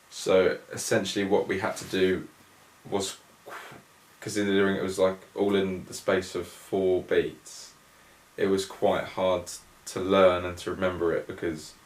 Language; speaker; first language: English; native; English